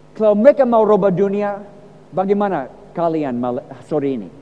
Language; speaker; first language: Indonesian; non-native, fluent; English